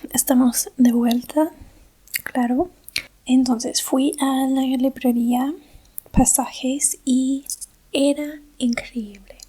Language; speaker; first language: Spanish; non-native, fluent; English